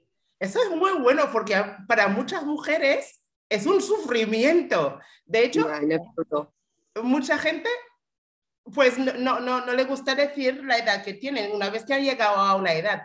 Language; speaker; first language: Spanish; non-native, fluent; English